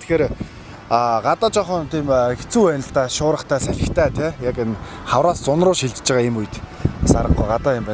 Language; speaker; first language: Mongolian; native; Mongolian